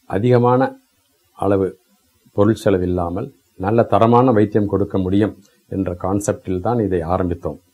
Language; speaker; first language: Tamil; native; Tamil